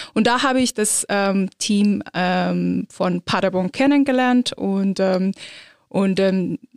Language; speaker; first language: German; non-native, fluent; Azerbaijani